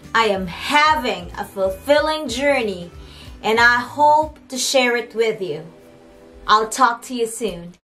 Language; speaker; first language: English; non-native, local second language; Cebuano